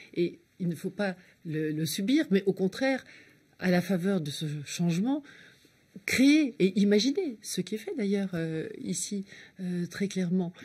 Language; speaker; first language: French; native; French